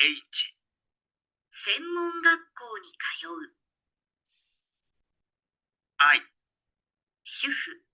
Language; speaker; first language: Japanese; non-native, learner; Bangla